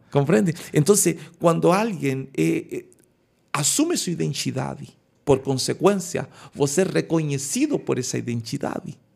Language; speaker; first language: Portuguese; non-native, fluent; Spanish